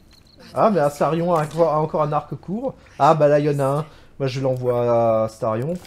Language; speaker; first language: French; native; French